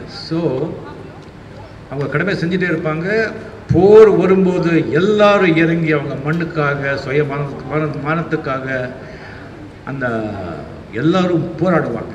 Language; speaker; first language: Tamil; non-native, fluent; Marathi